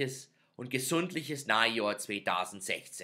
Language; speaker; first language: German; non-native, fluent; English